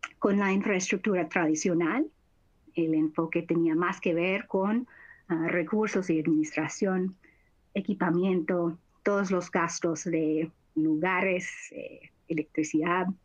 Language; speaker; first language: Spanish; non-native, fluent; English